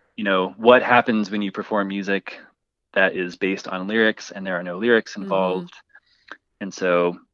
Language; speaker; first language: English; native; English